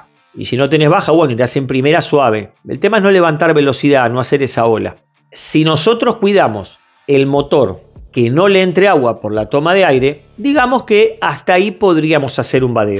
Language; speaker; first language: Spanish; native; Spanish